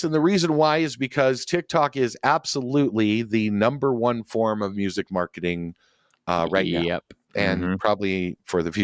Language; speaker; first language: English; native; English